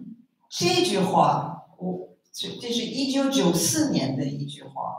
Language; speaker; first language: Chinese; non-native, fluent; French